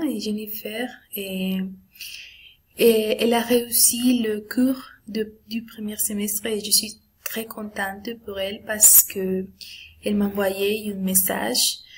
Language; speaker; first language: French; non-native, learner; Spanish